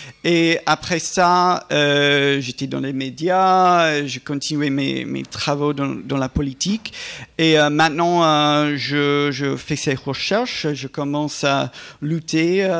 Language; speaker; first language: French; non-native, fluent; English